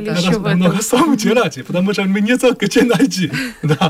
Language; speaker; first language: Russian; non-native, learner; Chinese